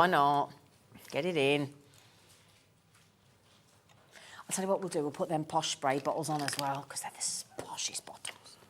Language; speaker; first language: English; native; English